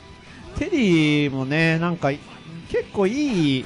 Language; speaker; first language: Japanese; native; Japanese